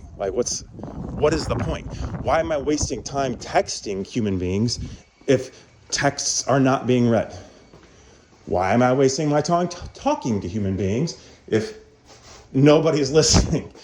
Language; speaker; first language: English; native; English